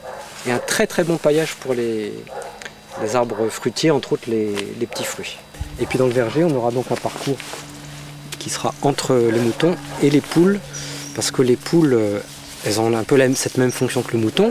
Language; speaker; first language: French; native; French